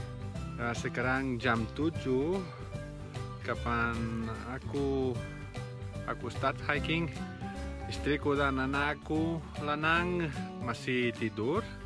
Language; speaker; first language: Indonesian; non-native, learner; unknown